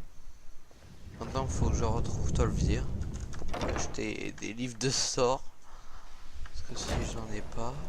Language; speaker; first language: French; native; French